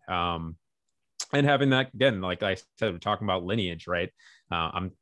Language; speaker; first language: English; native; English